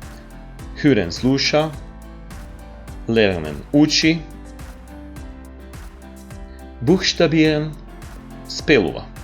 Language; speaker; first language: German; non-native, fluent; Macedonian